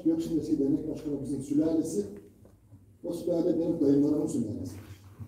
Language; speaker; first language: Turkish; native; Turkish